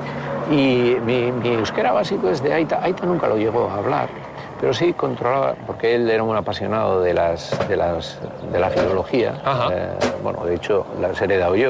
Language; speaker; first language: Spanish; native; Spanish